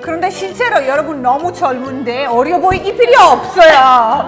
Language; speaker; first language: Korean; non-native, fluent; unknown